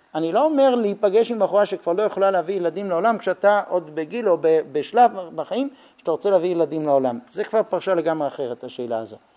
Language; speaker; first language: Hebrew; native; Hebrew